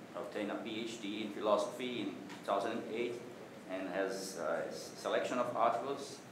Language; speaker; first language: English; non-native, fluent; Portuguese